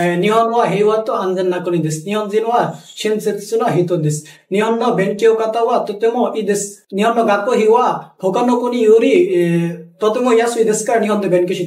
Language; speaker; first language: Japanese; non-native, learner; Bangla